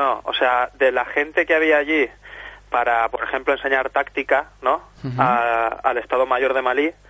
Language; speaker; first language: Spanish; native; Spanish